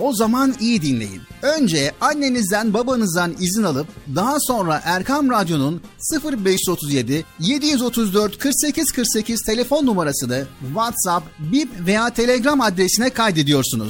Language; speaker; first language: Turkish; native; Turkish